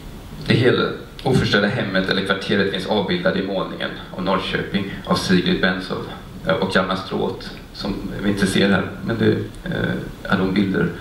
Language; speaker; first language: Swedish; native; Swedish